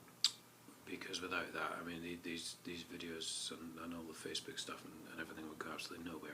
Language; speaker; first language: English; native; English